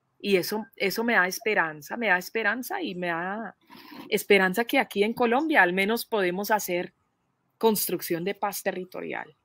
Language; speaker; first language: Spanish; non-native, fluent; Dutch